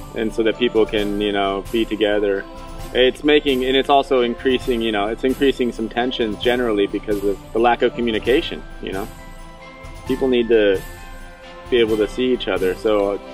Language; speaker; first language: English; native; English